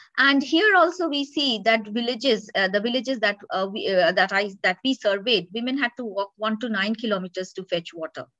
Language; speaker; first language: English; non-native, local second language; Bangla